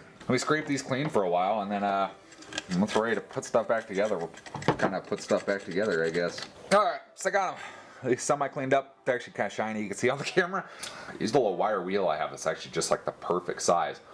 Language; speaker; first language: English; native; English